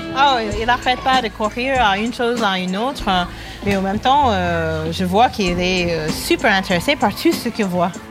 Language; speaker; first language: French; non-native, fluent; English